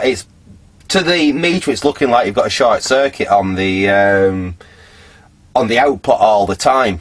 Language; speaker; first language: English; native; English